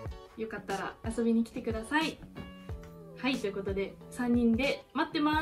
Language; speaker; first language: Japanese; native; Japanese